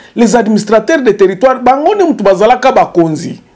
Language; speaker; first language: French; non-native, local second language; Swahili